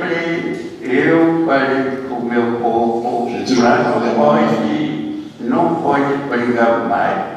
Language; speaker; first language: Portuguese; non-native, local second language; Kayapó